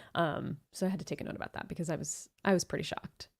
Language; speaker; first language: English; native; English